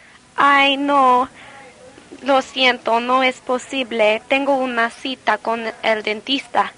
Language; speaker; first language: Spanish; non-native, learner; English